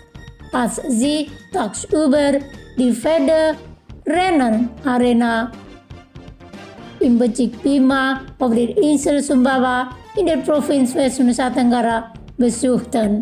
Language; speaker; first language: German; non-native, fluent; Indonesian